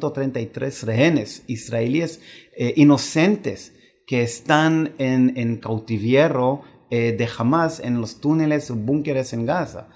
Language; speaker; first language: Spanish; non-native, fluent; Hebrew